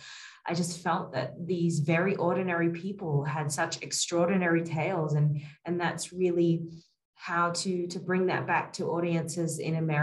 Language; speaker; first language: English; native; English